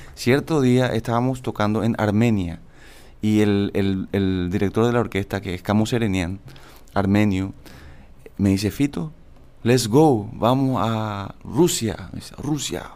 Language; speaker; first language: Spanish; native; Spanish